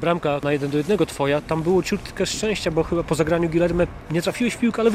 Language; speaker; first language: Polish; native; Polish